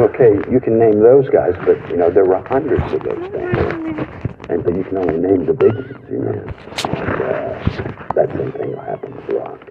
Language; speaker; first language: English; native; English